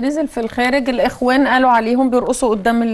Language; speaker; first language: Arabic; native; Arabic